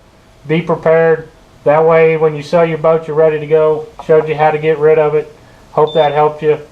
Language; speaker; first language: English; native; English